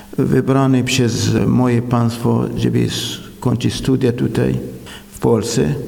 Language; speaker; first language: Polish; non-native, fluent; Arabic